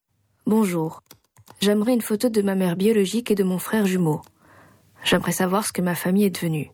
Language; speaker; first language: French; native; French